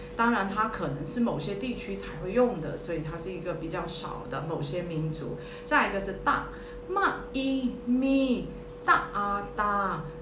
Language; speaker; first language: Chinese; early bilingual, heritage; Chinese